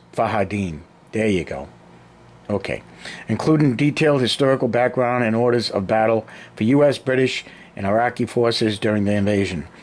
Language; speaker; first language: English; native; English